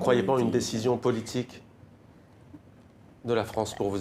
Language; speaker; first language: French; native; French